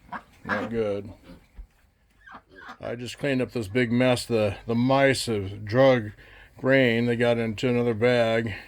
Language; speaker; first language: English; native; English